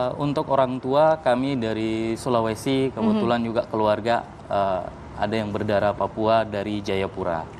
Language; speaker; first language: Indonesian; native; Indonesian